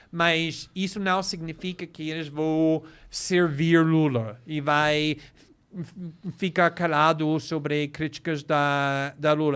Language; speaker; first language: Portuguese; non-native, fluent; English